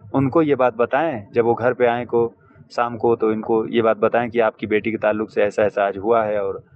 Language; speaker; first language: Hindi; native; Hindi